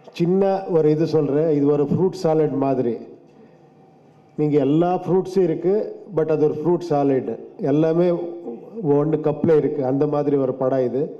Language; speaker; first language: Tamil; non-native, fluent; Kannada